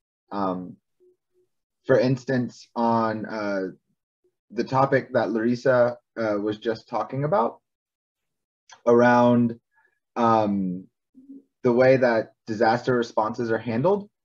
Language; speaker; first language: English; native; English